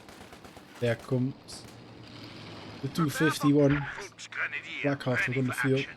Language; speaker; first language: English; non-native, fluent; Dutch